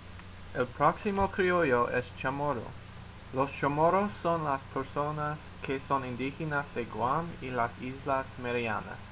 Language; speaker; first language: Spanish; non-native, learner; English